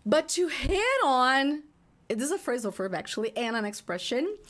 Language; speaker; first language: English; non-native, fluent; Portuguese